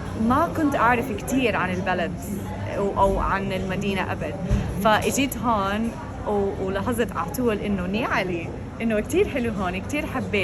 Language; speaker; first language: Arabic; non-native, fluent; English